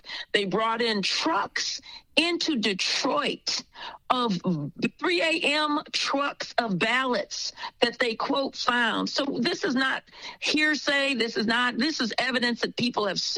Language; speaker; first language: English; native; English